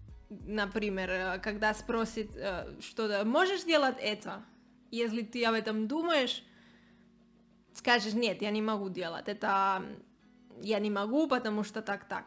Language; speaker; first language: Russian; non-native, learner; Spanish